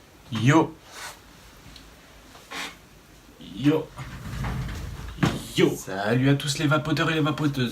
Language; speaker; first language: French; native; French